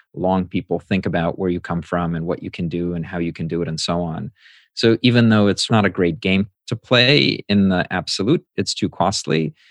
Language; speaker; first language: English; native; English